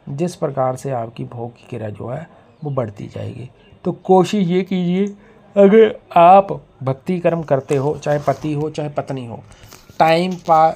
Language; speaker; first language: Hindi; native; Hindi